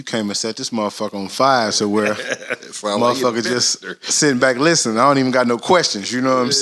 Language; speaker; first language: English; native; English